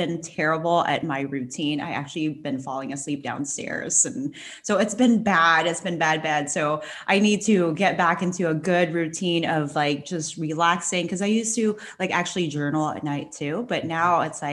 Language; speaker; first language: English; non-native, local second language; Filipino